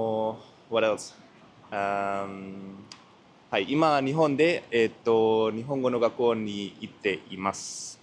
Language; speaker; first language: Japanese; non-native, learner; German